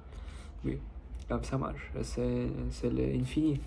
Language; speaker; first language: French; non-native, learner; Russian